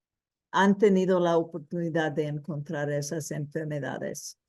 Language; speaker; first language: Spanish; early bilingual, heritage; Spanish